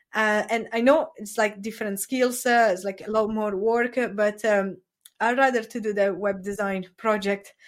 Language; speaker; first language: English; non-native, fluent; Italian